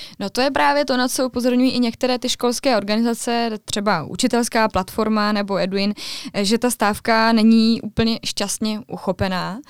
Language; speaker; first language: Czech; native; Czech